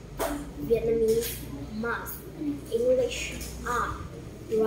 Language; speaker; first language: English; non-native, learner; Vietnamese